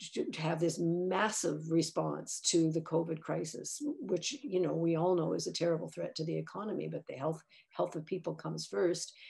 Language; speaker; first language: English; native; English